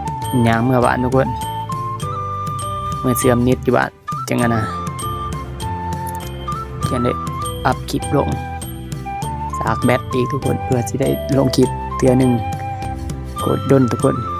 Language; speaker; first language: Thai; non-native, local second language; Northeastern Thai